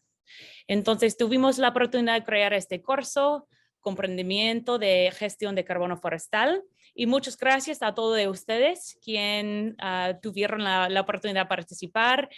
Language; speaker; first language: Spanish; non-native, fluent; English